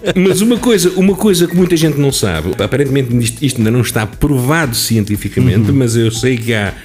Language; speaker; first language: Portuguese; native; Portuguese